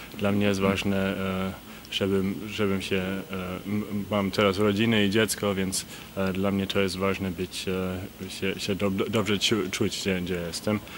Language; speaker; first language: Polish; early bilingual, heritage; Polish